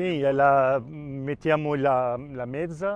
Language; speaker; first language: Italian; non-native, local second language; Spanish